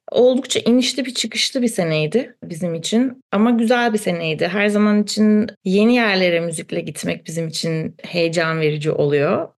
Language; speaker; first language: Turkish; native; Turkish